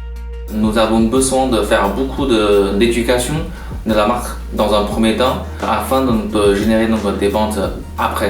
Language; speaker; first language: French; non-native, fluent; Chinese